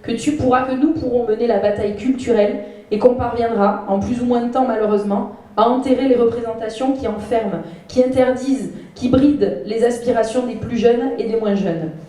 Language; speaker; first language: French; native; French